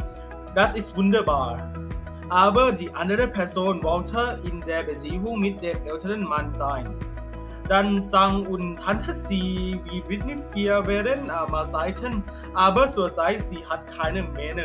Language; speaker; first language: German; non-native, learner; Thai